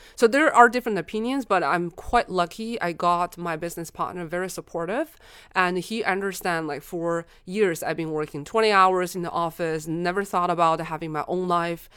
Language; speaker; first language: English; non-native, fluent; Chinese